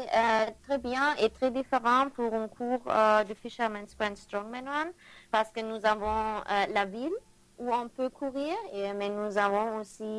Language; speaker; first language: French; non-native, learner; German